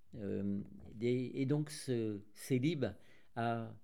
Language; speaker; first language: French; native; French